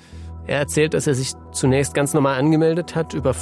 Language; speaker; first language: German; native; German